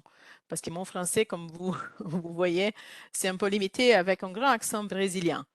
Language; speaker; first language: French; non-native, learner; Portuguese